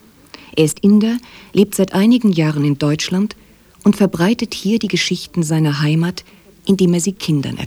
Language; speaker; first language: German; native; German